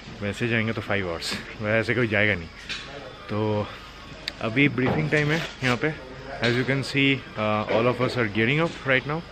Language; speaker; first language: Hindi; non-native, local second language; Bangla